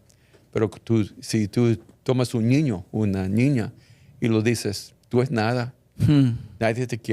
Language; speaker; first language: Spanish; early bilingual, heritage; English